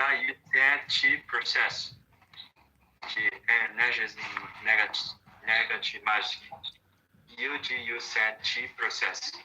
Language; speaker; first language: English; non-native, learner; Portuguese